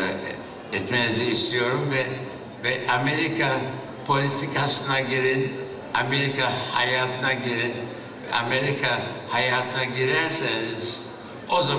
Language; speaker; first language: Turkish; early bilingual, heritage; Turkish